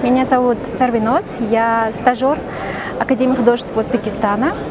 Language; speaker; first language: Russian; non-native, fluent; Uzbek